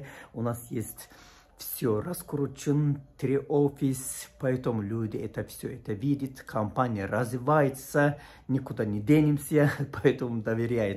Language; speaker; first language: Russian; non-native, fluent; Turkish